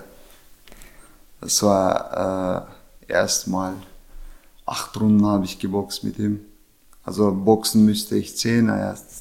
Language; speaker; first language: German; non-native, fluent; Chechen